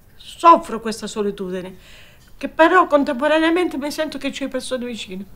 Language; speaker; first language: Italian; native; Italian